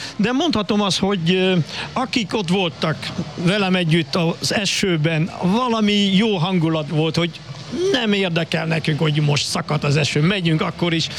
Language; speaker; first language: Hungarian; non-native, fluent; Dutch